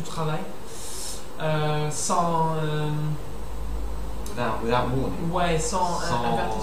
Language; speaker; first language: French; non-native, learner; English